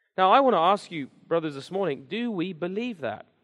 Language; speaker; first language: English; native; English